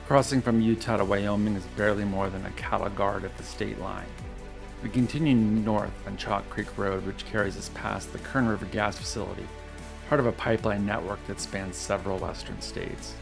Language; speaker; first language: English; native; English